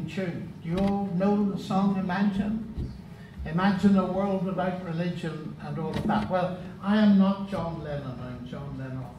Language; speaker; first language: English; native; English